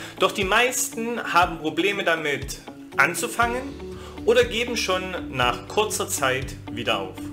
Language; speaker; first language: German; native; German